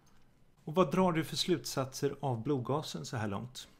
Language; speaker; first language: Swedish; native; Swedish